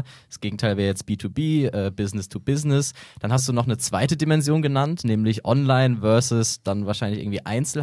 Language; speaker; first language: German; native; German